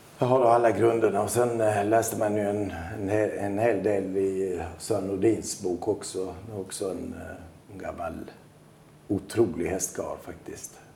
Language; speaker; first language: Swedish; early bilingual, other home language; Albanian